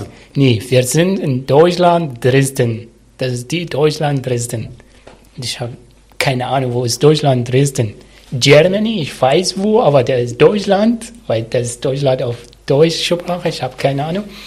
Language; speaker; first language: German; non-native, learner; Arabic